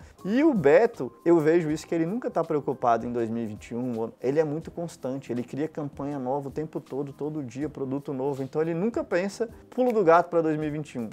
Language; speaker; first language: Portuguese; native; Portuguese